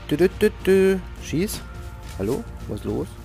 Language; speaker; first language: German; native; German